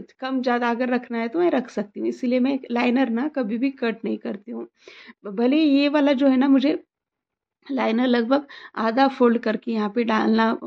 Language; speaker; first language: Hindi; non-native, local second language; Marathi